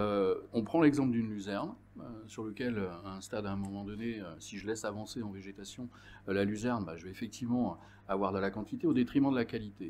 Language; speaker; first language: French; native; French